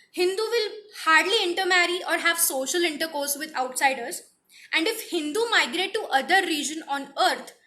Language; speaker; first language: English; non-native, local second language; Marathi